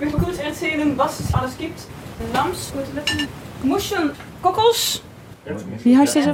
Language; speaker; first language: German; non-native, learner; Dutch